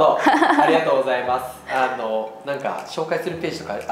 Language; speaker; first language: Japanese; native; Japanese